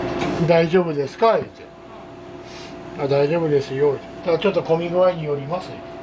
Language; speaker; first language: Japanese; native; Japanese